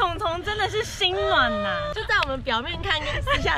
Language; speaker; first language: Chinese; native; Chinese